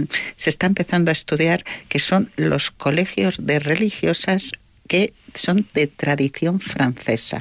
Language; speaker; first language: Spanish; native; Spanish